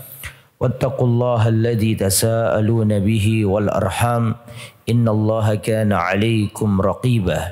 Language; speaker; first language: Arabic; non-native, fluent; Indonesian